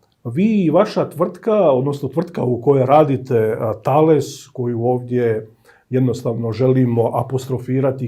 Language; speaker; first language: Bosnian; native; Bosnian